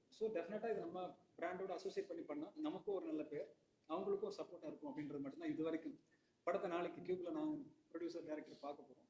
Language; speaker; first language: Tamil; native; Tamil